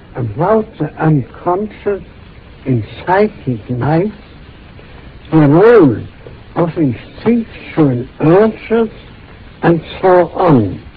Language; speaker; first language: English; non-native, fluent; German